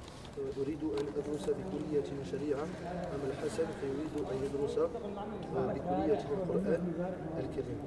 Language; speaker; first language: Arabic; non-native, learner; French